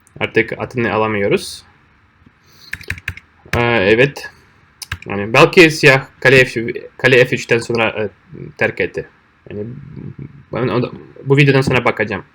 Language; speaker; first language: Turkish; non-native, fluent; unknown